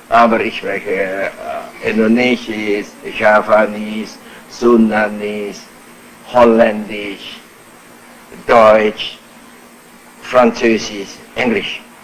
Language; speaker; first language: German; non-native, fluent; Indonesian